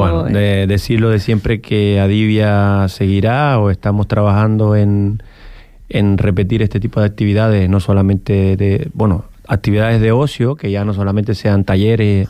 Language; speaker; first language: Spanish; native; Spanish